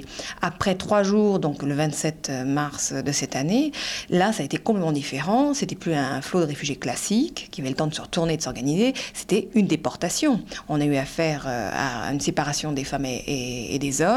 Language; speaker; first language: French; native; French